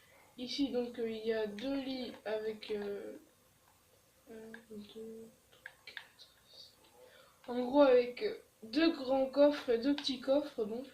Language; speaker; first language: French; native; French